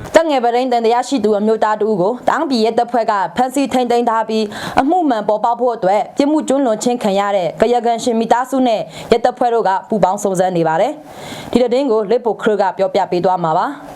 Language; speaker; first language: Burmese; non-native, local second language; Shwe Palaung